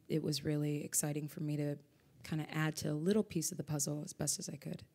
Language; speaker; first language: English; native; English